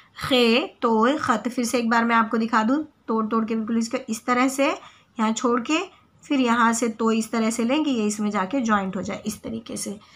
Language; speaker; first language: Hindi; native; Hindi